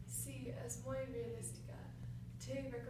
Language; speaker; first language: Spanish; non-native, learner; English